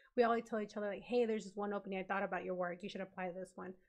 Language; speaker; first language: English; native; English